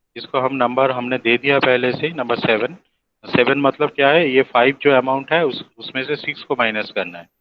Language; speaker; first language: Hindi; non-native, local second language; Bangla